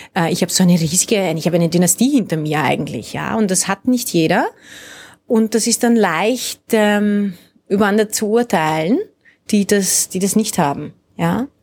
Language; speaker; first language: German; early bilingual, other home language; Hungarian